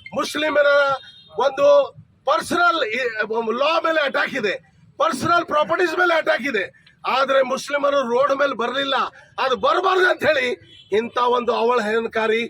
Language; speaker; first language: Kannada; non-native, local second language; Urdu